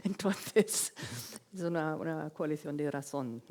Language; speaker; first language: Spanish; non-native, fluent; German